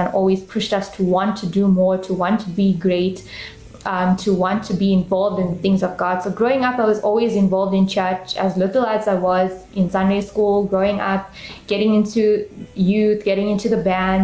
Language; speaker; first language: English; native; English